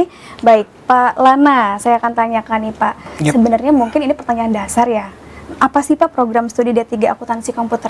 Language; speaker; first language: Indonesian; native; Indonesian